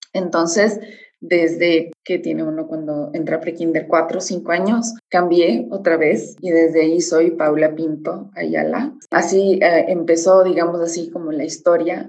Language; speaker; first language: Spanish; native; Spanish